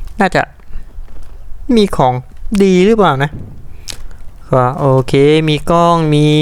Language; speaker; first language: Thai; native; Thai